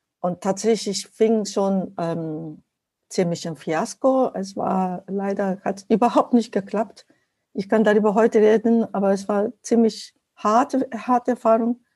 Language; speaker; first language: German; non-native, fluent; Japanese